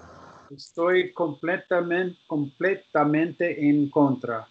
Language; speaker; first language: Spanish; non-native, learner; English